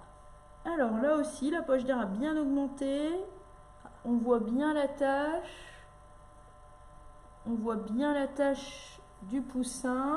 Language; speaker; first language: French; native; French